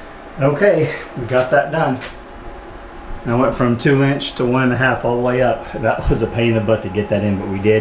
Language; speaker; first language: English; native; English